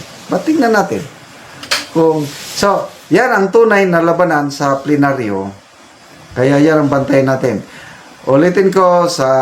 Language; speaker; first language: Filipino; native; Filipino